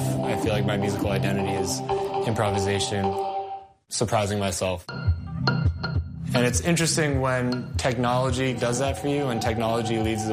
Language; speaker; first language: English; non-native, local second language; Cantonese